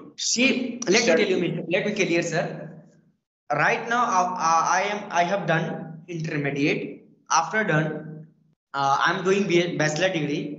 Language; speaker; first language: English; non-native, learner; Hindi